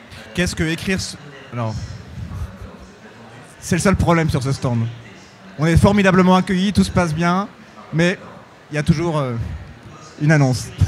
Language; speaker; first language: French; native; French